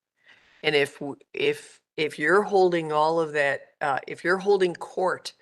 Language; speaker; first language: English; native; English